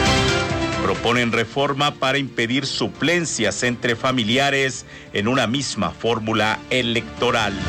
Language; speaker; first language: Spanish; native; Spanish